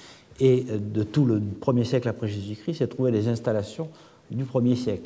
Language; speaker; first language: French; native; French